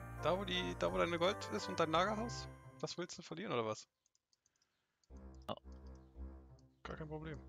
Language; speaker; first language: German; native; German